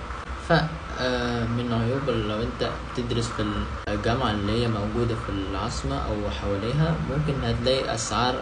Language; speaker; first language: Arabic; non-native, fluent; Indonesian